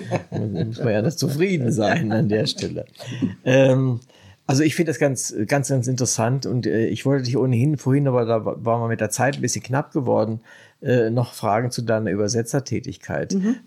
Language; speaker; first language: German; native; German